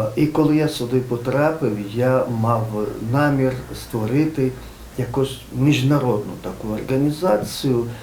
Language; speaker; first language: Ukrainian; non-native, fluent; Georgian